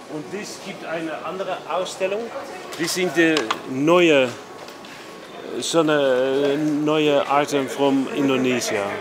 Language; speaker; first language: German; non-native, learner; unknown